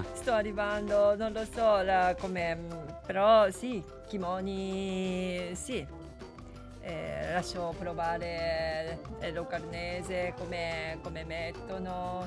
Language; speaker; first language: Italian; non-native, learner; Japanese